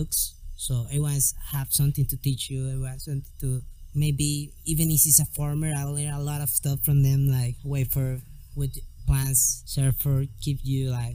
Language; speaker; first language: English; non-native, learner; Spanish